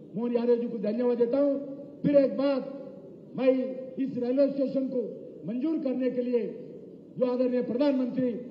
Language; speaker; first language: Hindi; non-native, local second language; Telugu